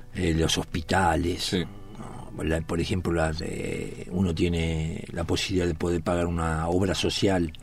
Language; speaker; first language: Spanish; native; Spanish